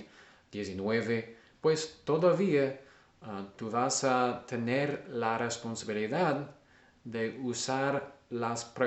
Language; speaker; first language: Spanish; non-native, learner; English